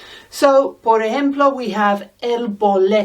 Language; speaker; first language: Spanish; non-native, fluent; English